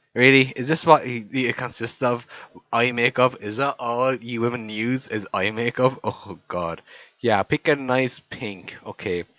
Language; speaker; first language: English; native; English